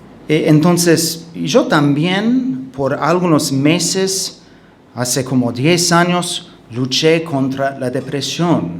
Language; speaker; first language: Spanish; non-native, fluent; English